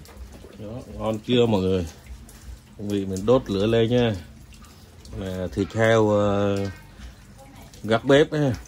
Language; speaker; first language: Vietnamese; non-native, local second language; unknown